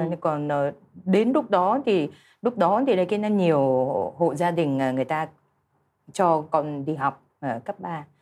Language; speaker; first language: Vietnamese; non-native, fluent; Japanese